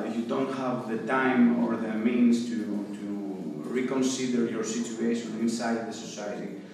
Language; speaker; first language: English; non-native, fluent; Italian